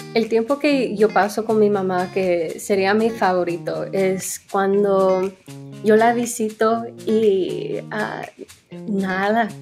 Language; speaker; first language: Spanish; early bilingual, other home language; English